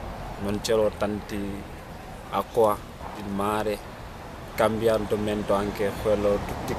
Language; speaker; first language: Italian; non-native, learner; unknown